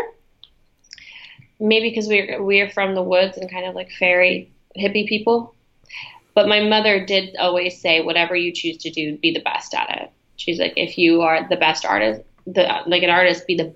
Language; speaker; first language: English; early bilingual, other home language; Russian